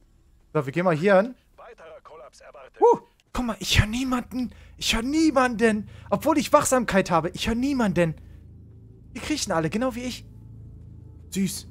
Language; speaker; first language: German; native; German